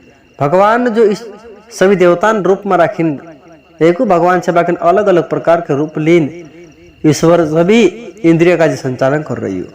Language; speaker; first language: Hindi; non-native, local second language; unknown